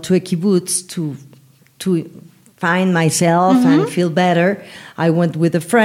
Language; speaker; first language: English; non-native, learner; Spanish